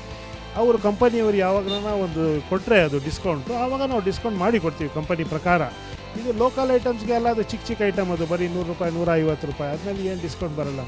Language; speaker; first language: Kannada; non-native, local second language; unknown